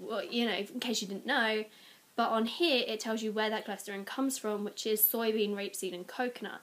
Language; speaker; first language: English; native; English